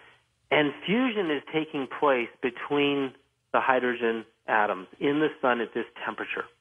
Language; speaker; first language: English; native; English